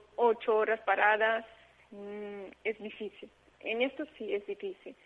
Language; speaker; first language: Spanish; early bilingual, heritage; Spanish